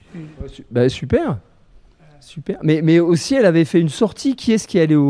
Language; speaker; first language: French; native; French